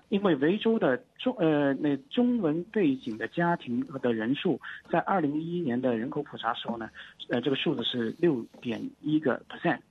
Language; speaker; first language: Chinese; native; Chinese